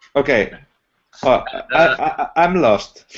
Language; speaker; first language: English; non-native, learner; Italian